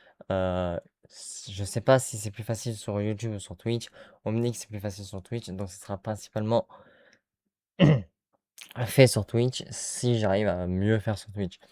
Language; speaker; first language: French; native; French